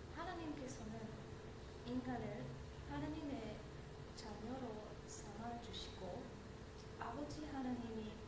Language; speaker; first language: Korean; non-native, learner; English